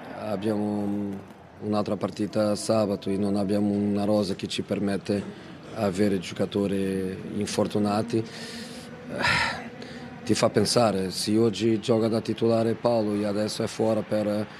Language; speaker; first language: Italian; non-native, fluent; Portuguese